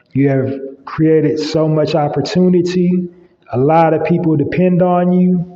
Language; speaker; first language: English; native; English